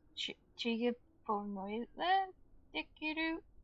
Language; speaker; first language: Danish; non-native, learner; English